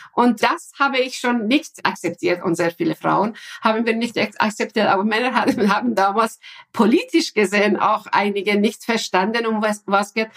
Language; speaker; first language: German; non-native, fluent; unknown